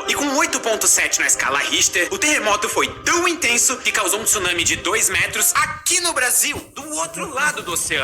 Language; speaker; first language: Portuguese; native; Portuguese